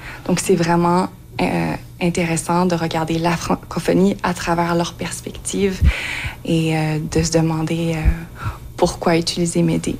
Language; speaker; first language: French; native; French